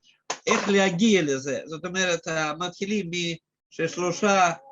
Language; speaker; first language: Hebrew; non-native, fluent; Russian